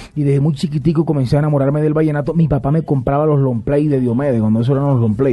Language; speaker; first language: Spanish; native; Spanish